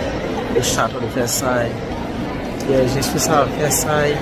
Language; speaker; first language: French; non-native, learner; Haitian Creole